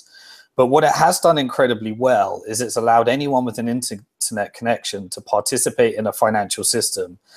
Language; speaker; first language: English; native; English